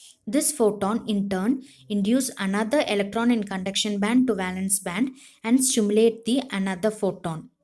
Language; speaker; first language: English; non-native, local second language; Tamil